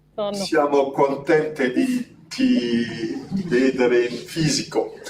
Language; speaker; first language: Italian; non-native, fluent; French